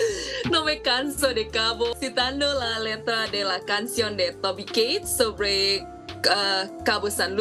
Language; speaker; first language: Spanish; non-native, learner; Indonesian